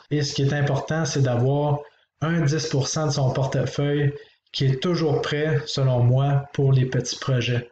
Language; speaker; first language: French; native; French